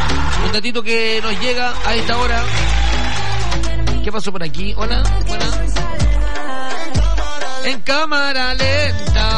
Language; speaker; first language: Spanish; native; Spanish